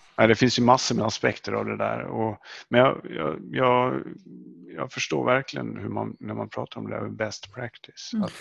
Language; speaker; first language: Swedish; native; Swedish